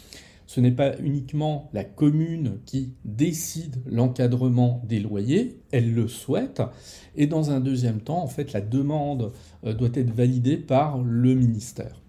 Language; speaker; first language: French; native; French